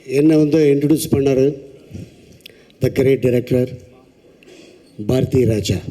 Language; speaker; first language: Tamil; non-native, local second language; Telugu